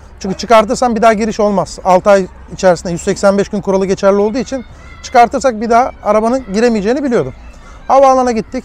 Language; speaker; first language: Turkish; early bilingual, heritage; Turkish